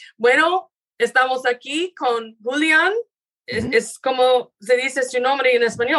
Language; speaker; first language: Spanish; non-native, learner; English